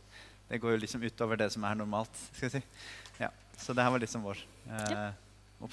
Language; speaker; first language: Norwegian; native; Norwegian